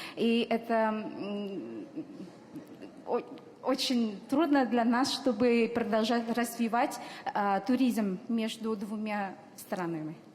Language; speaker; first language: Russian; non-native, fluent; Vietnamese